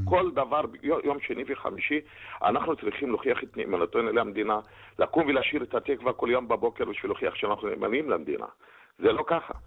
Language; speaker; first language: Hebrew; native; Hebrew